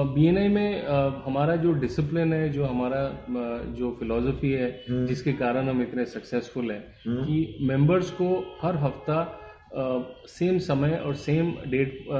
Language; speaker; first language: Hindi; non-native, local second language; Bangla